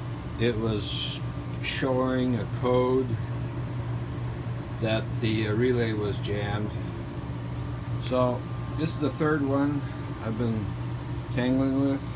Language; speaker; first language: English; native; English